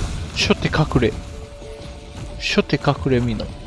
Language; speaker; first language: Japanese; native; Japanese